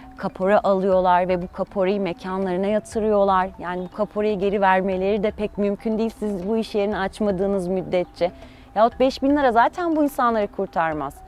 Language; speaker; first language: Turkish; early bilingual, heritage; Turkish